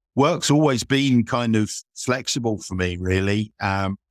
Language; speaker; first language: English; native; English